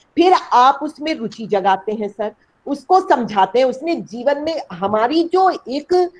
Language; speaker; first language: Hindi; native; Hindi